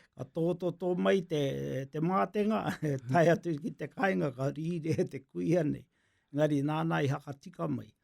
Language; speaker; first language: Māori; native; Māori